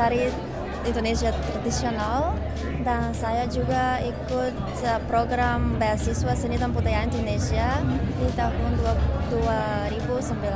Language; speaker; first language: Indonesian; non-native, fluent; Bulgarian